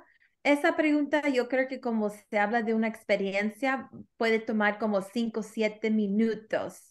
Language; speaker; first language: Spanish; early bilingual, heritage; Spanish